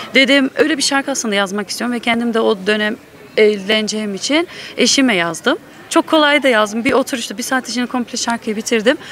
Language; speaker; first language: Turkish; early bilingual, heritage; Turkish